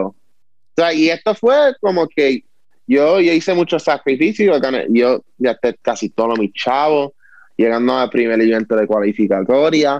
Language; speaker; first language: Spanish; early bilingual, heritage; Spanish